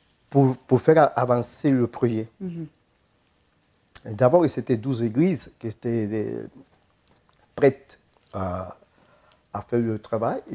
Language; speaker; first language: French; non-native, fluent; Spanish